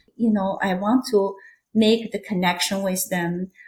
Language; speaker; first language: English; non-native, fluent; Chinese